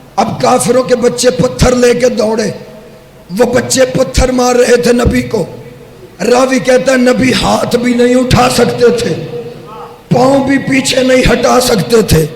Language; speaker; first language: Urdu; native; Urdu